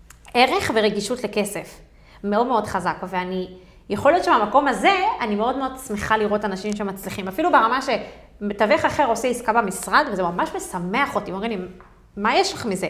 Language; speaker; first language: Hebrew; native; Hebrew